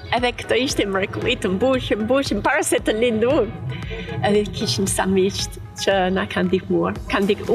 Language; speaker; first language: Albanian; non-native, learner; English